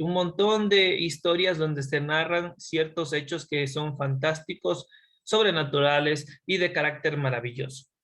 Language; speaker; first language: Spanish; native; Spanish